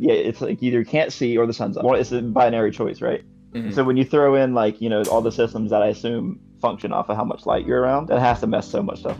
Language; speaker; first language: English; native; English